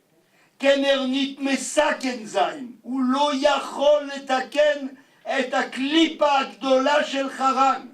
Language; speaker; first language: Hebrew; non-native, fluent; Yiddish